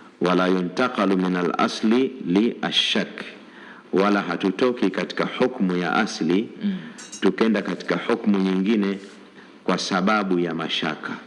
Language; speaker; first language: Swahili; native; Swahili